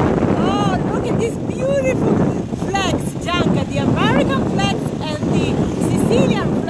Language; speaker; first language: English; non-native, learner; Italian